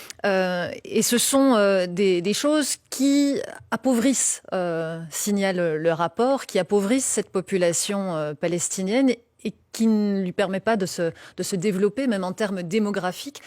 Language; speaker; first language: French; native; French